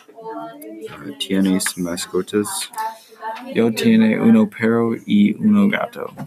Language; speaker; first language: Spanish; non-native, learner; English